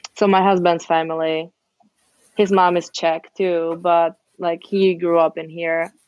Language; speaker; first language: English; non-native, fluent; Czech